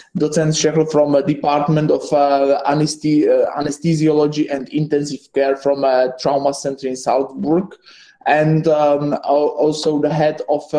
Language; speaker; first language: English; non-native, fluent; Czech